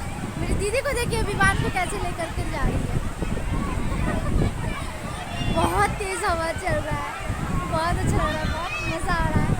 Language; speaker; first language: Hindi; native; Hindi